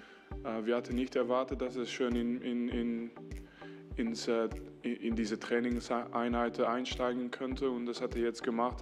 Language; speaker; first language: German; non-native, fluent; French